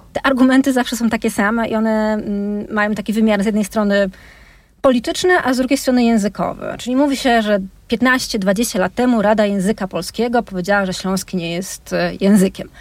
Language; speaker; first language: Polish; native; Polish